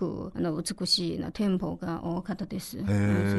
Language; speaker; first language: Japanese; non-native, learner; Chinese